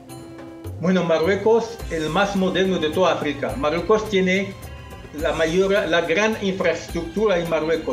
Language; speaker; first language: Spanish; non-native, fluent; Arabic